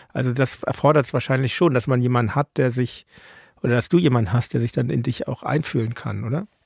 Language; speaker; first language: German; native; German